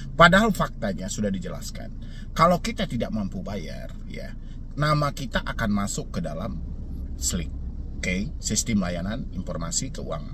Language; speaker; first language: Indonesian; native; Indonesian